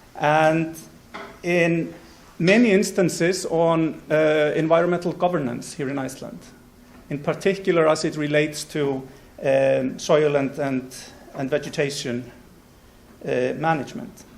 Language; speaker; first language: English; non-native, fluent; Icelandic